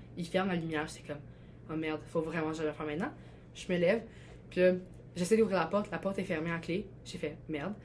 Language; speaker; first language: French; early bilingual, other home language; Albanian